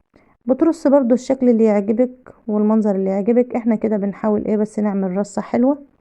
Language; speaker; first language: Arabic; native; Arabic